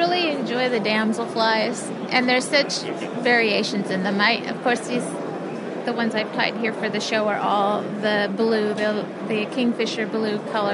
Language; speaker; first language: English; native; English